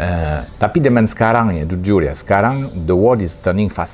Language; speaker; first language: Indonesian; non-native, fluent; French